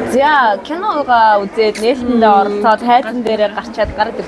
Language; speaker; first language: Mongolian; native; Mongolian